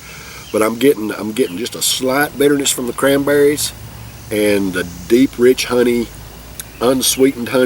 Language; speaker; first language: English; native; English